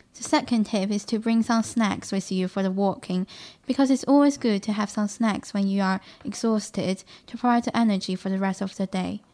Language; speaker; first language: English; non-native, fluent; Russian